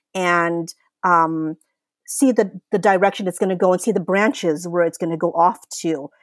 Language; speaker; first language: English; early bilingual, other home language; Filipino